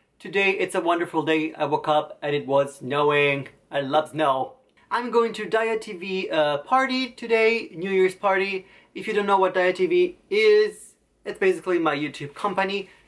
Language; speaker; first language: English; non-native, fluent; Italian